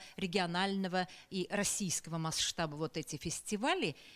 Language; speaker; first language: Russian; native; Russian